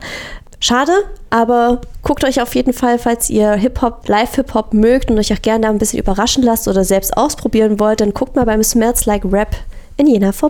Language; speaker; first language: German; native; German